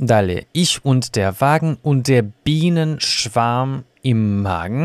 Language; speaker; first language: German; non-native, fluent; Russian